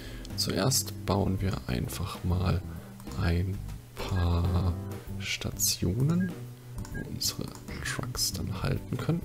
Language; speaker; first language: German; native; German